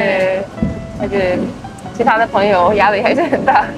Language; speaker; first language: Chinese; early bilingual, heritage; Chinese